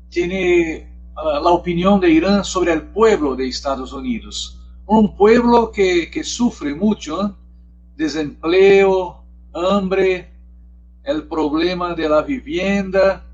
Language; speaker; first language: Spanish; non-native, learner; Portuguese